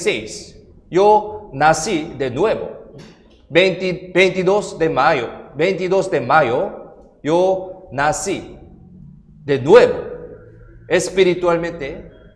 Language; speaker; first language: Spanish; non-native, fluent; Korean